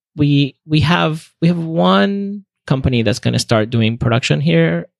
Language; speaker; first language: English; non-native, fluent; Spanish